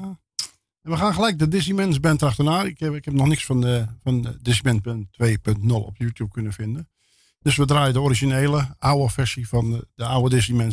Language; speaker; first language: Dutch; native; Dutch